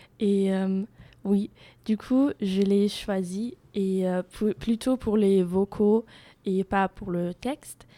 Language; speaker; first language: French; non-native, fluent; German